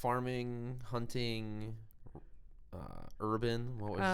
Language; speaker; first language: English; native; English